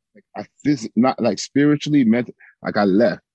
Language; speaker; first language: English; native; English